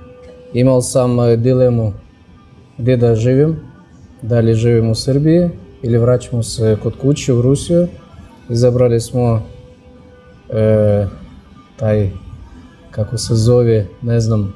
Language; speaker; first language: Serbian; non-native, fluent; Russian